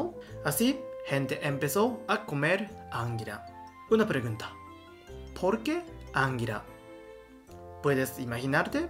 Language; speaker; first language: Spanish; non-native, learner; Japanese